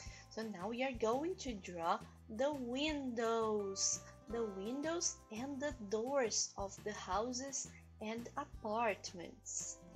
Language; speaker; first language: English; non-native, fluent; Portuguese